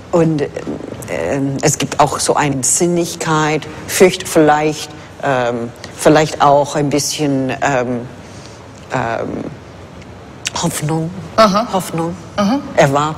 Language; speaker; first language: German; non-native, fluent; English